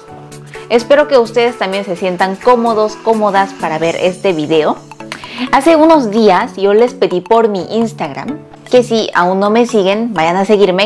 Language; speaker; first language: Spanish; early bilingual, other home language; Korean